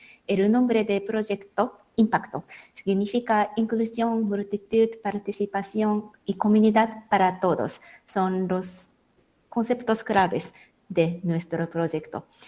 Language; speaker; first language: Spanish; non-native, fluent; Japanese